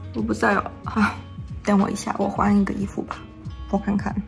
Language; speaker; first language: Chinese; non-native, fluent; Polish